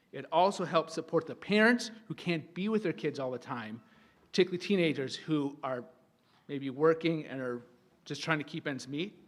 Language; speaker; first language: English; native; English